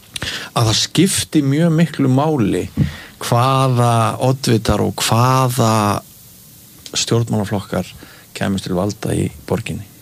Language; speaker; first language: Icelandic; native; Icelandic